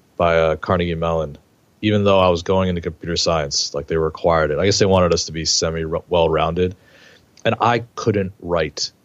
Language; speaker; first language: English; native; English